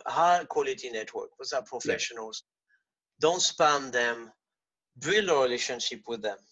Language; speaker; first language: English; non-native, fluent; French